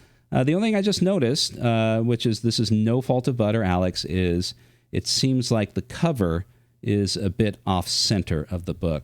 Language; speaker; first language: English; native; English